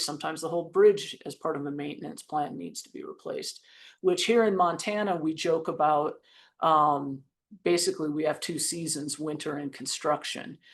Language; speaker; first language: English; native; English